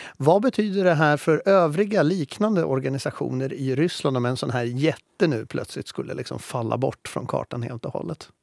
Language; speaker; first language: Swedish; native; Swedish